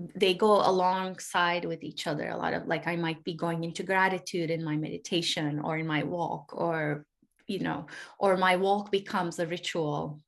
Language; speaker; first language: English; non-native, fluent; Turkish